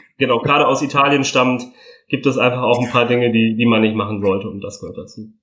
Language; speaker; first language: German; early bilingual, other home language; Italian